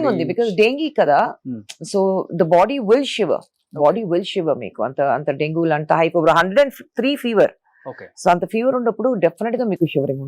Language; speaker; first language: Telugu; non-native, fluent; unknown